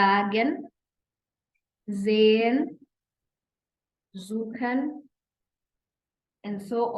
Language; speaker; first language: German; non-native, fluent; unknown